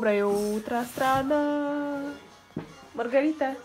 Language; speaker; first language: Russian; native; Russian